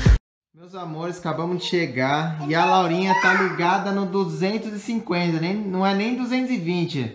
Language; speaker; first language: Portuguese; native; Portuguese